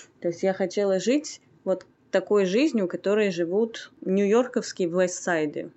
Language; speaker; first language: Russian; non-native, local second language; Armenian